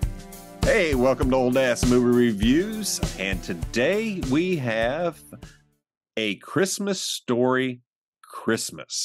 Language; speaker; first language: English; native; English